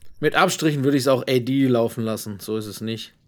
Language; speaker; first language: German; native; German